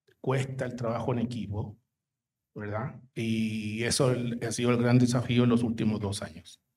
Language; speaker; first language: Spanish; native; Spanish